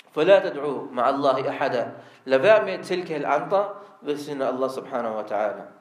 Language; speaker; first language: Danish; early bilingual, other home language; Arabic